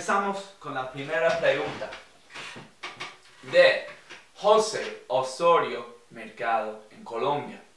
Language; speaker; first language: Spanish; non-native, fluent; English